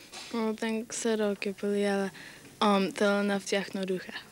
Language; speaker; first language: Greek; early bilingual, heritage; Greek